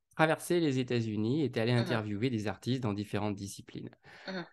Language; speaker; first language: French; native; French